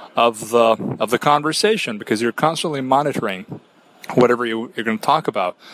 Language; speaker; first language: English; non-native, fluent; Persian